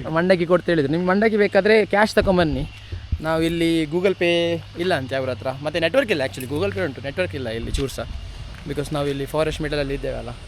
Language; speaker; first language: Kannada; non-native, local second language; Tulu